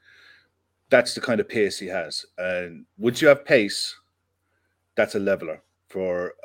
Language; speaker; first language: English; native; English